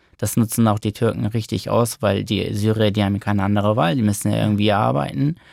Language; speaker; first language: German; early bilingual, other home language; Arabic